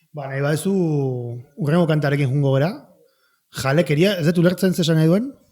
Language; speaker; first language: Basque; native; Basque